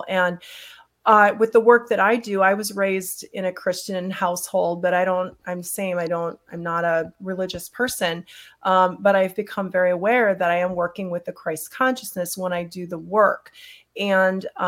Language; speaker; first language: English; native; English